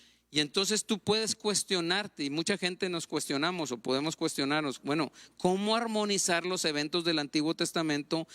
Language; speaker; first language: Spanish; native; Spanish